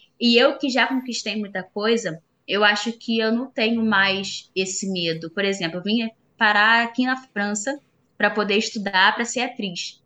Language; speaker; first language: Portuguese; native; Portuguese